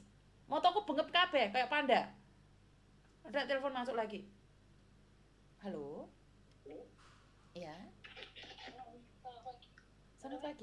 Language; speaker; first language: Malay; non-native, local second language; Javanese